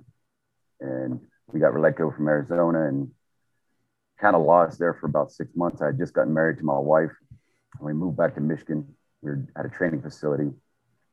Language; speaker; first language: English; native; English